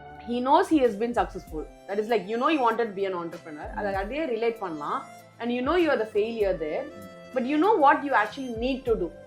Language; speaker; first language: English; non-native, local second language; Tamil